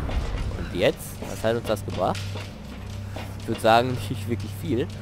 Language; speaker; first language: German; native; German